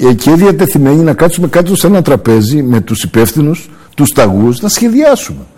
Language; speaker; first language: Greek; early bilingual, heritage; Greek